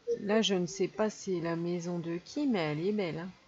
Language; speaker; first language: French; native; French